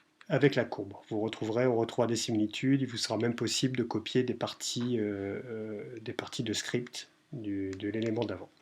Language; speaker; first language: French; native; French